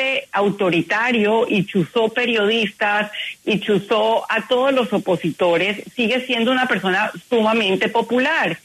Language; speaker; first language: Spanish; native; Spanish